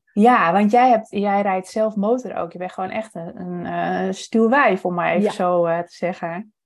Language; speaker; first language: Dutch; native; Dutch